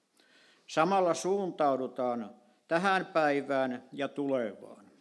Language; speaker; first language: Finnish; native; Finnish